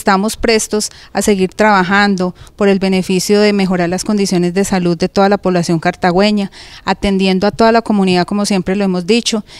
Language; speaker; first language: Spanish; native; Spanish